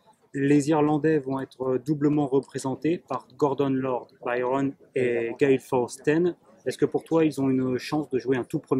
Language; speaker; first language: French; native; French